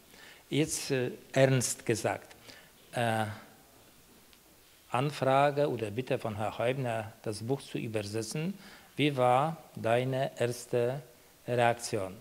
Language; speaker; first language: German; non-native, fluent; Polish